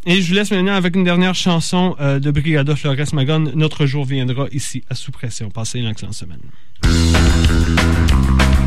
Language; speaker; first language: French; native; French